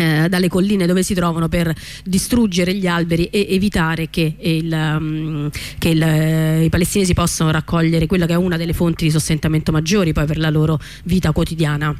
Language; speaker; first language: Italian; native; Italian